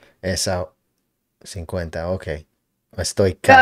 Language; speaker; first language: Spanish; non-native, learner; English